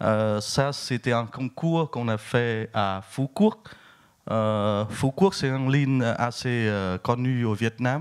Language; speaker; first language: French; non-native, fluent; Vietnamese